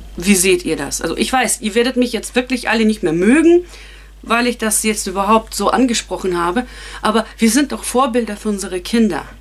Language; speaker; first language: German; non-native, fluent; Russian